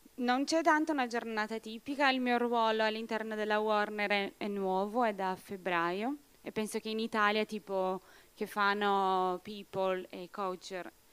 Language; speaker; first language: Italian; non-native, fluent; Portuguese